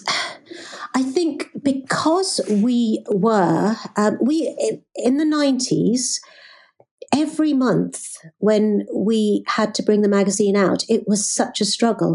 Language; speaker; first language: English; native; English